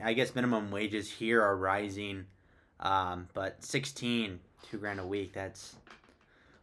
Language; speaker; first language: English; native; English